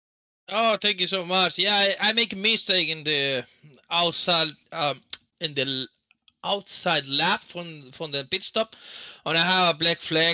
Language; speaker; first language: English; non-native, learner; Spanish